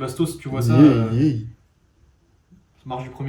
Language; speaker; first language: French; native; French